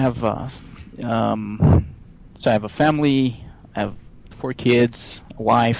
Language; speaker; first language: English; non-native, fluent; Hebrew